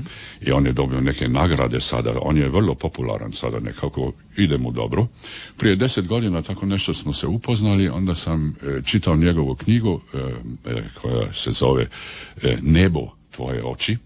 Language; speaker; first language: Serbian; early bilingual, heritage; Serbian